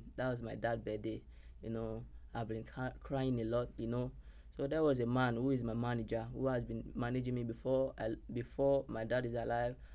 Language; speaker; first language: English; non-native, local second language; Yoruba